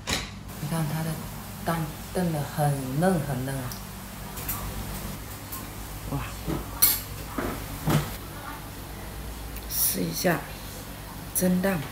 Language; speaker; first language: Chinese; native; Chinese